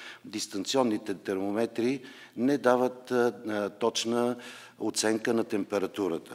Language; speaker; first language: Bulgarian; native; Bulgarian